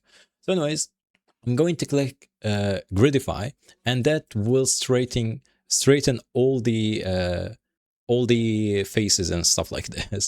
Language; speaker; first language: English; non-native, fluent; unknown